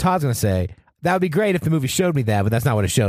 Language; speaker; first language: English; native; English